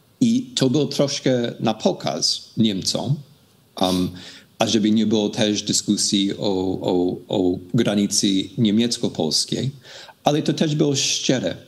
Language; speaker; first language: Polish; non-native, fluent; English